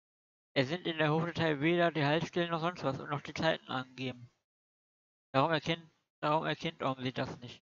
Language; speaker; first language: German; native; German